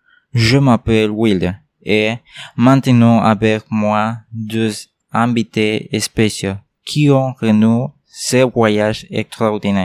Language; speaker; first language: French; non-native, learner; Spanish